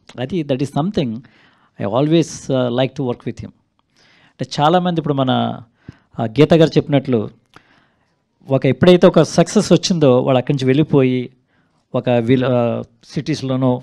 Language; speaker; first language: Telugu; native; Telugu